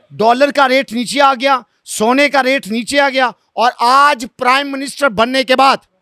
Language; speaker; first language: Urdu; non-native, local second language; Punjabi